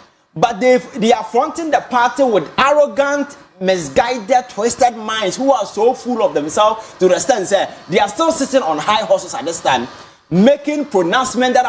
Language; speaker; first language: English; non-native, local second language; Akan